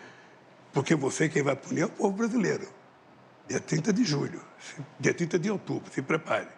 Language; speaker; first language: Portuguese; native; Portuguese